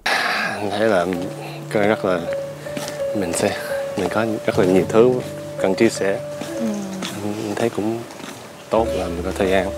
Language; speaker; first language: Vietnamese; early bilingual, heritage; Vietnamese